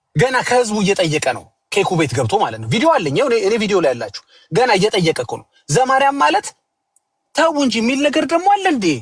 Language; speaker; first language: Amharic; native; Amharic